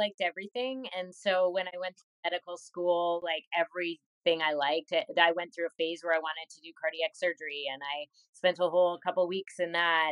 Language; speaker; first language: English; native; English